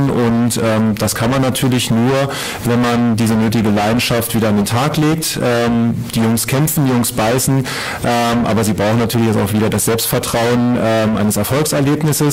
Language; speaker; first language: German; native; German